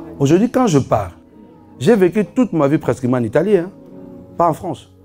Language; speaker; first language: French; non-native, fluent; Lingala